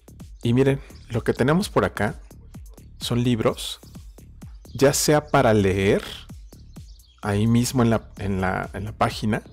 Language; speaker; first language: Spanish; native; Spanish